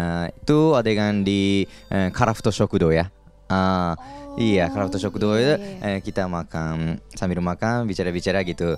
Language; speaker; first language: Indonesian; non-native, fluent; Japanese